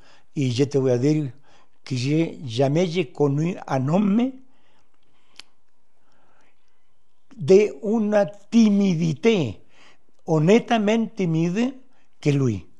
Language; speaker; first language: French; non-native, fluent; Spanish